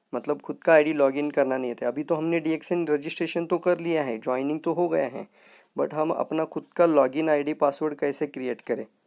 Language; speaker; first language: Hindi; non-native, local second language; Marathi